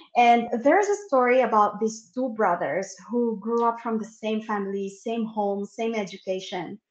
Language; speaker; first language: English; non-native, local second language; Filipino